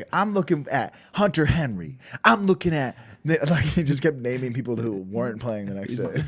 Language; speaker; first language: English; native; English